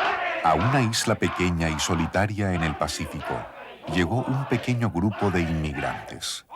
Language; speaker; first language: Spanish; native; Spanish